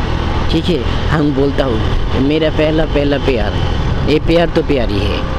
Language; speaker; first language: Hindi; non-native, learner; Bangla